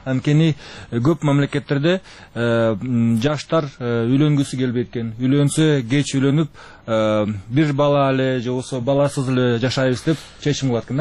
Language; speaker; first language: Kyrgyz; native; Kyrgyz